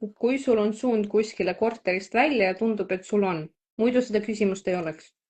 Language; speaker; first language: Estonian; non-native, local second language; Russian